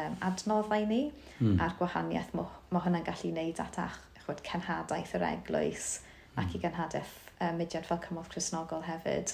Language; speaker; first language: Welsh; native; Welsh